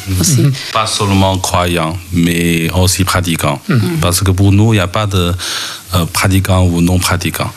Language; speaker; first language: French; non-native, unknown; Chinese